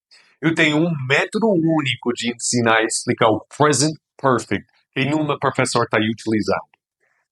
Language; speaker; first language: Portuguese; non-native, fluent; English